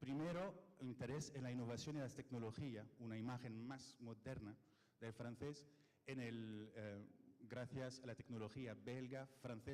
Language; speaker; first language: Spanish; non-native, fluent; French